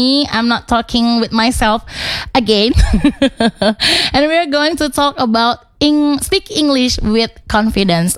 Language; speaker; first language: English; non-native, fluent; Indonesian